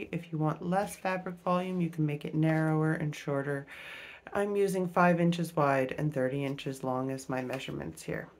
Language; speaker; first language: English; native; English